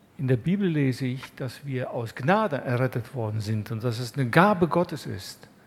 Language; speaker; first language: German; native; German